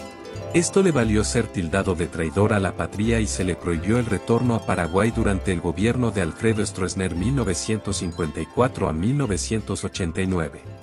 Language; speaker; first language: Spanish; native; Spanish